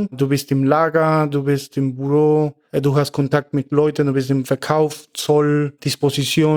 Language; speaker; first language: German; non-native, fluent; Spanish